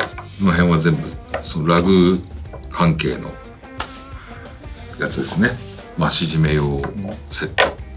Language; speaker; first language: Japanese; native; Japanese